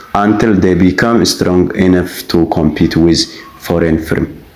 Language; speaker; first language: English; non-native, local second language; Amharic